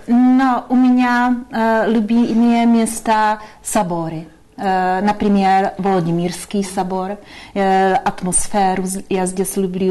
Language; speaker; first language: Russian; non-native, learner; Czech